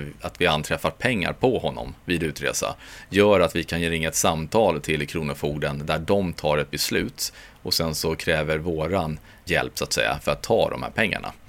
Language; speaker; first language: Swedish; native; Swedish